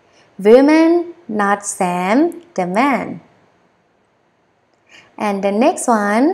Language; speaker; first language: English; non-native, learner; Thai